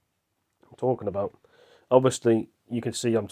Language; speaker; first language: English; native; English